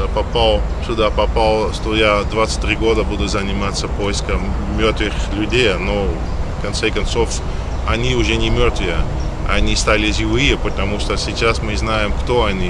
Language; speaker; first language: Russian; non-native, fluent; Dutch